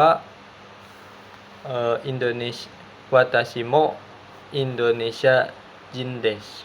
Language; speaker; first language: Japanese; non-native, learner; Indonesian